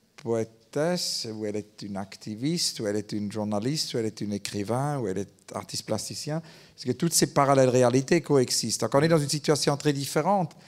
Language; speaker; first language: French; native; French